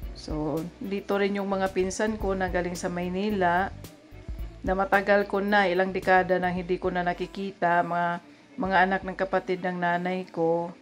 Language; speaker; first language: Filipino; non-native, local second language; Cebuano